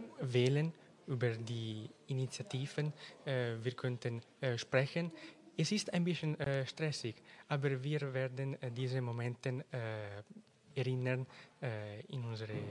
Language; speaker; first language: German; non-native, local second language; Italian